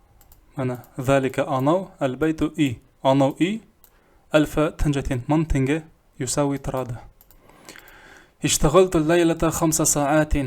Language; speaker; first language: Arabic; non-native, fluent; Kazakh